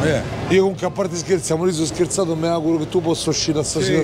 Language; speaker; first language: Italian; native; Italian